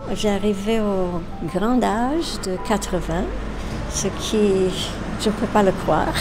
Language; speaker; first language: French; non-native, fluent; Romanian